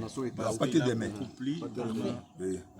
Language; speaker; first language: French; non-native, local second language; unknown